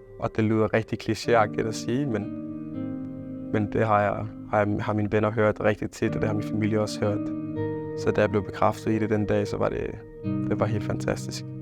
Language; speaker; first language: Danish; early bilingual, other home language; Arabic